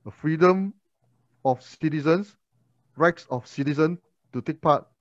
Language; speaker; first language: English; non-native, local second language; Chinese